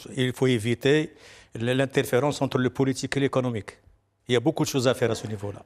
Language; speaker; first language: French; non-native, local second language; Arabic